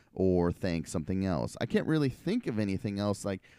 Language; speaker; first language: English; native; English